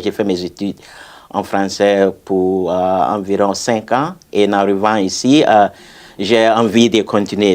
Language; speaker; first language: French; non-native, fluent; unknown